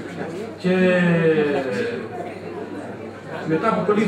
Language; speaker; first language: Greek; non-native, fluent; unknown